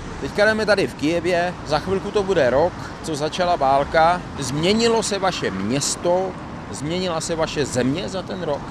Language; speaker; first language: Czech; native; Czech